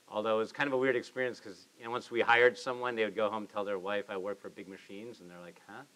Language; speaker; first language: English; native; English